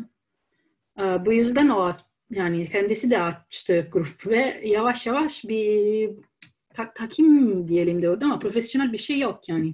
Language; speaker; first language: Turkish; non-native, fluent; Italian